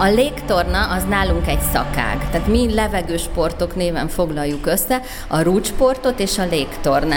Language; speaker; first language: Hungarian; native; Hungarian